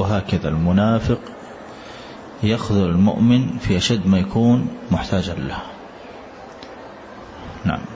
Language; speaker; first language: Arabic; native; Arabic